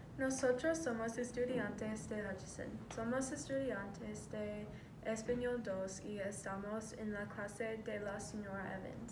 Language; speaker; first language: Spanish; non-native, learner; English